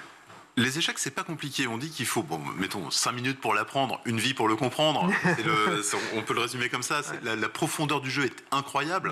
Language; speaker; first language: French; native; French